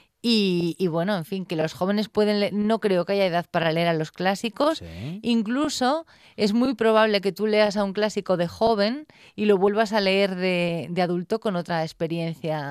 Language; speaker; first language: Spanish; native; Spanish